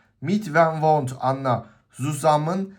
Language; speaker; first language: German; non-native, learner; Turkish